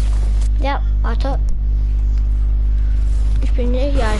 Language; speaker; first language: German; non-native, learner; English